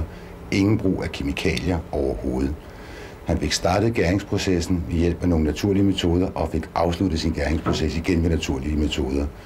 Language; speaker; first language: Danish; native; Danish